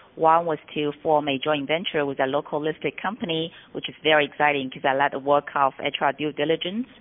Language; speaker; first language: English; non-native, fluent; Chinese